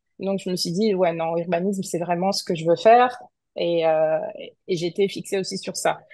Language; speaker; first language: French; non-native, fluent; Portuguese